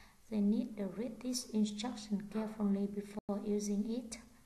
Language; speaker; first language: English; non-native, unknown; Vietnamese